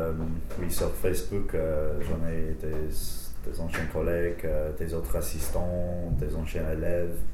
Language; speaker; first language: French; non-native, fluent; English